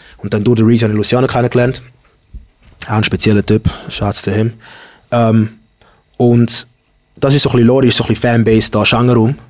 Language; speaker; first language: German; early bilingual, other home language; English